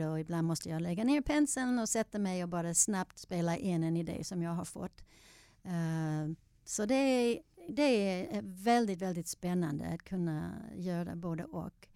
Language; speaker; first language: Swedish; non-native, fluent; English